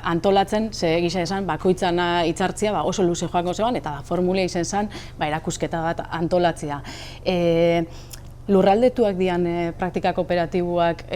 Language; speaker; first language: Basque; native; Basque